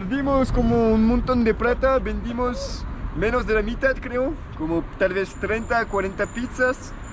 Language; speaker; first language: Spanish; non-native, learner; French